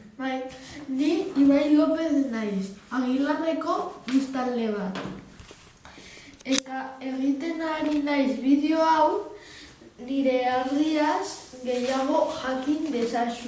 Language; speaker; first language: Basque; non-native, local second language; Spanish